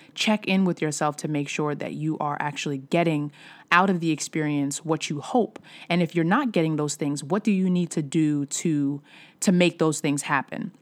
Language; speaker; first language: English; native; English